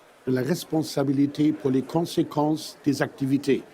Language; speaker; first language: French; non-native, fluent; German